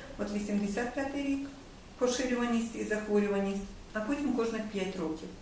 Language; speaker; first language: Ukrainian; native; Ukrainian